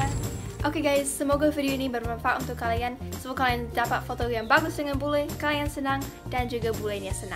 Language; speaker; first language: Indonesian; non-native, fluent; English